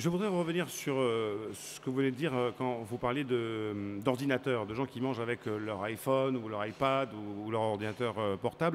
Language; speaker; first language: French; native; French